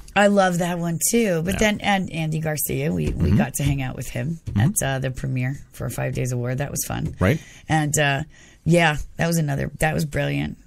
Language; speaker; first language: English; native; English